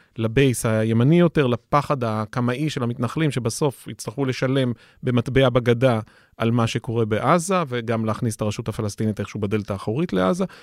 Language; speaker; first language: Hebrew; native; Hebrew